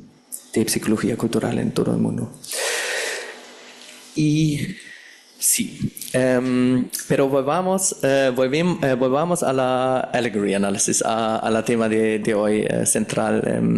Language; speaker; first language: Spanish; non-native, fluent; German